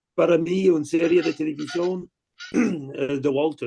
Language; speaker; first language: Spanish; non-native, learner; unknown